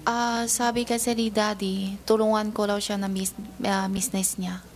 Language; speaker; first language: Filipino; non-native, fluent; Chinese